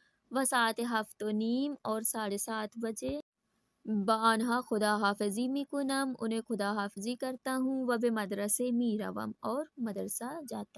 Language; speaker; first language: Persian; non-native, fluent; Urdu